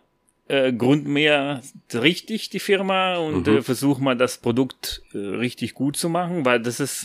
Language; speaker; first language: German; non-native, fluent; Italian